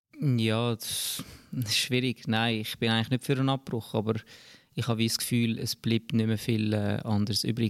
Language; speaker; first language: German; native; German